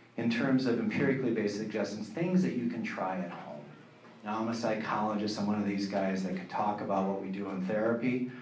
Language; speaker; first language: English; native; English